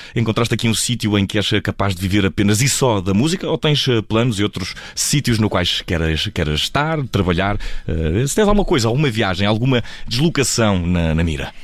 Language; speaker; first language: Portuguese; native; Portuguese